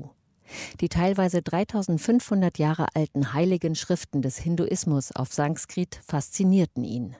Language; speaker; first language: German; native; German